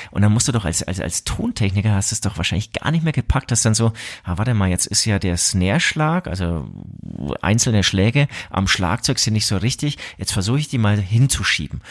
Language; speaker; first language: German; native; German